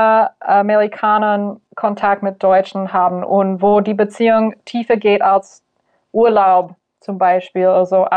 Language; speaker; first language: German; non-native, fluent; English